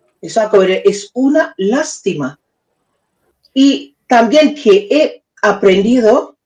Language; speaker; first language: Spanish; non-native, fluent; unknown